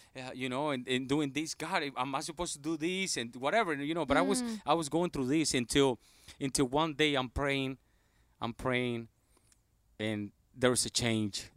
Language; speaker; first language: English; non-native, fluent; Spanish